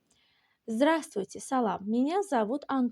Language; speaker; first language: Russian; non-native, local second language; Azerbaijani